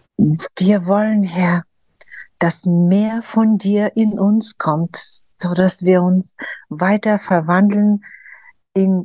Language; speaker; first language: German; non-native, fluent; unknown